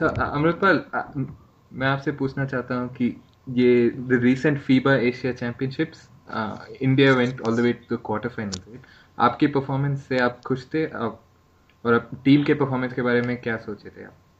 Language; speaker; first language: Hindi; non-native, learner; English